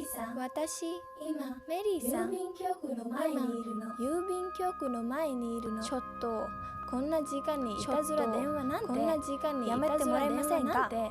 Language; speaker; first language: Japanese; non-native, fluent; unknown